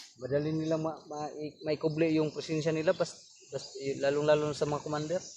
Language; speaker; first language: Filipino; non-native, local second language; Cebuano